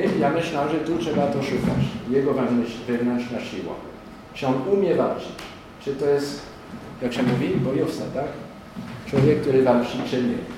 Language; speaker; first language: Polish; non-native, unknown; French